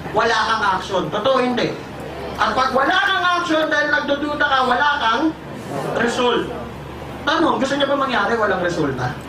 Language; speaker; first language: Filipino; native; Filipino